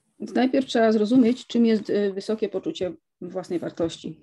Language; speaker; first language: Polish; native; Polish